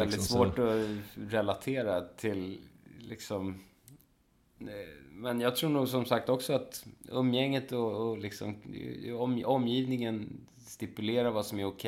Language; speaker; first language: Swedish; native; Swedish